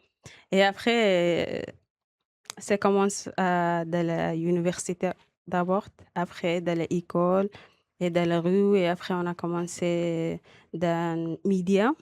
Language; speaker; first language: French; non-native, learner; Arabic